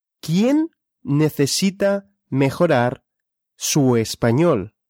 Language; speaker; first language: Spanish; non-native, fluent; Russian